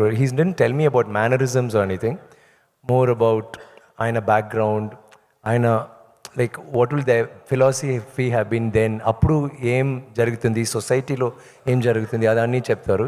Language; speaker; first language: Telugu; non-native, learner; Tamil